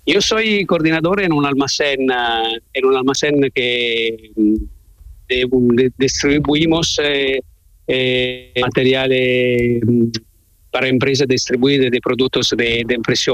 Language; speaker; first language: Spanish; non-native, learner; Italian